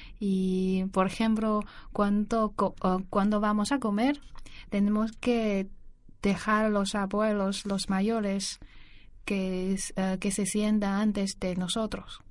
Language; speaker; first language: Spanish; non-native, learner; Chinese